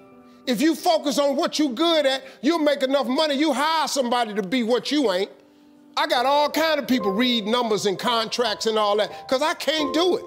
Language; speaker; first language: English; native; English